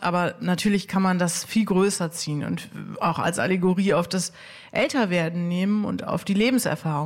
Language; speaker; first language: German; native; German